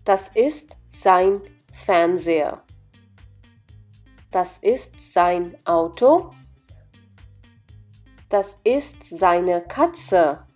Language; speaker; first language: German; non-native, fluent; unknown